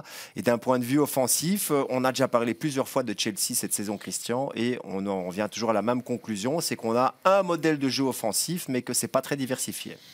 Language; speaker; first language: French; native; French